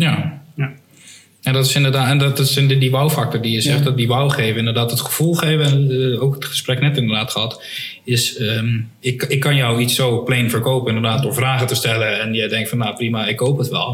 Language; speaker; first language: Dutch; native; Dutch